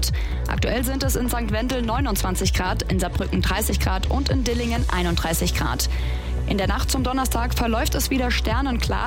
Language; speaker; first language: German; native; German